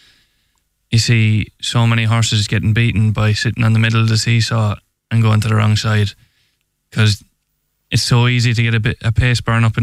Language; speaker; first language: English; native; English